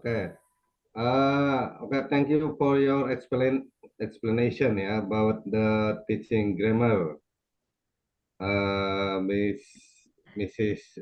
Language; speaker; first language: English; non-native, learner; Indonesian